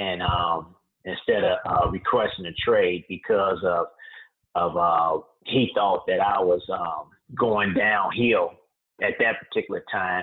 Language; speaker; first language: English; native; English